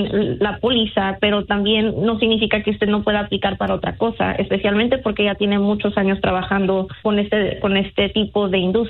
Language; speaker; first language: Spanish; early bilingual, other home language; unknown